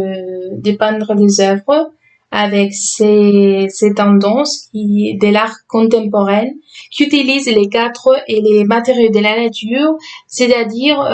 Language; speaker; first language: French; non-native, fluent; Spanish